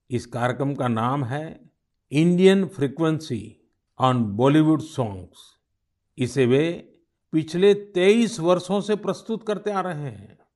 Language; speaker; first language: Hindi; non-native, local second language; Gujarati